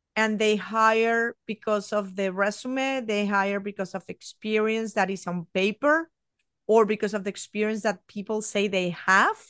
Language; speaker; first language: English; non-native, fluent; Spanish